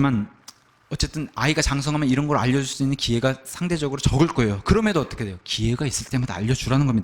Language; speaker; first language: Korean; native; Korean